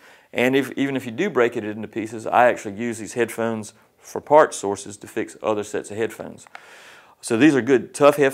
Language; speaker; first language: English; native; English